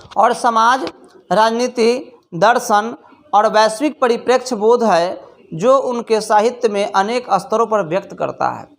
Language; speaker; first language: Hindi; native; Hindi